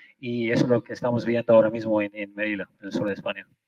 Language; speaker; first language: Spanish; non-native, fluent; Arabic